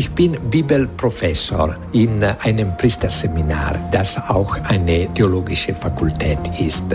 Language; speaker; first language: German; non-native, learner; Italian